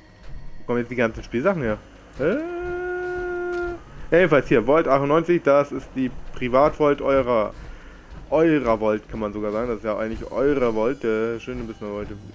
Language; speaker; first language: German; native; German